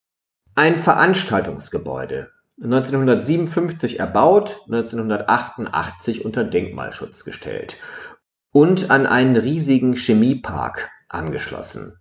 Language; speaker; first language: German; native; German